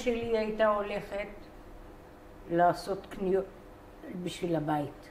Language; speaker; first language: Hebrew; non-native, fluent; Bulgarian